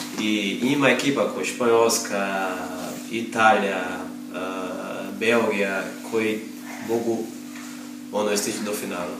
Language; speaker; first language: Croatian; non-native, learner; Portuguese